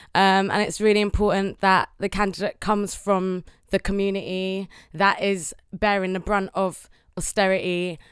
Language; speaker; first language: English; native; English